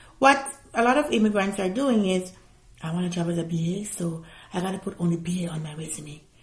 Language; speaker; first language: English; native; English